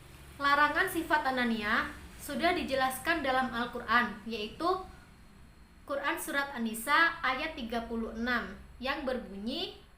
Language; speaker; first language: Indonesian; native; Indonesian